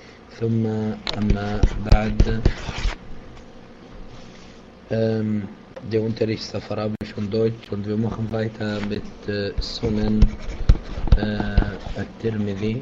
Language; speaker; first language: German; non-native, fluent; Arabic